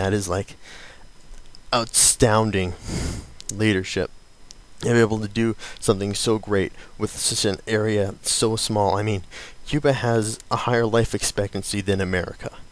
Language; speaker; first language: English; native; English